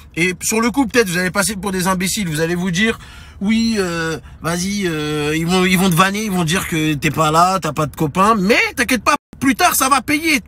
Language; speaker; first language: French; native; French